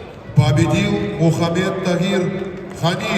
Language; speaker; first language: Russian; native; Russian